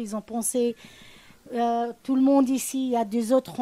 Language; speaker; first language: French; non-native, learner; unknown